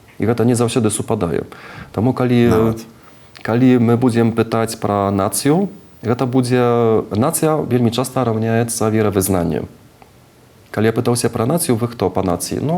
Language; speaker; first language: Belarusian; non-native, fluent; Czech